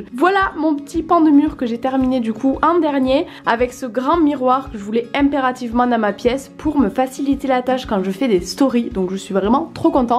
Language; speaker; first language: French; native; French